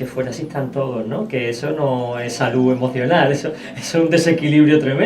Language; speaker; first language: Spanish; native; Spanish